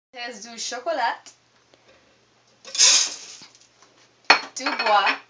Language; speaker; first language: French; non-native, learner; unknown